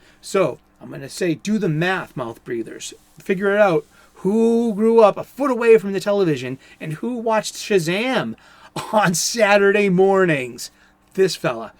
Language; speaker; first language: English; native; English